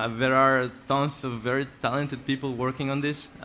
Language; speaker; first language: English; non-native, fluent; Spanish